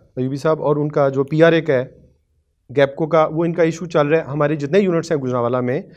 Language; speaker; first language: Urdu; non-native, local second language; Punjabi